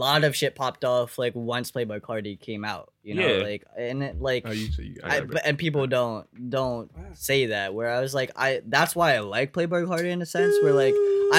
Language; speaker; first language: English; native; English